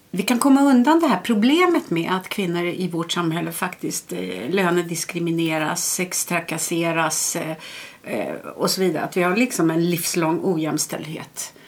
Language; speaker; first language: Swedish; early bilingual, other home language; Estonian